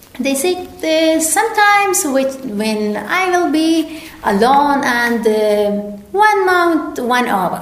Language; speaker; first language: English; non-native, learner; Persian